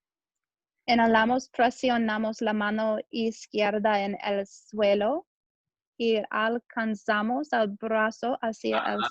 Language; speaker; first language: Spanish; non-native, learner; English